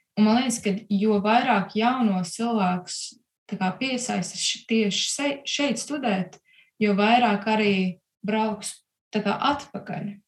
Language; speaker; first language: Latvian; early bilingual, heritage; Latvian